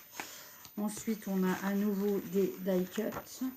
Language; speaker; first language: French; native; French